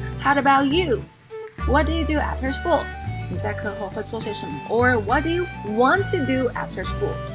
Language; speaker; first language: English; non-native, fluent; Chinese